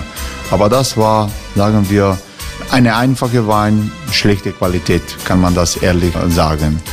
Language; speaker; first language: German; non-native, learner; Croatian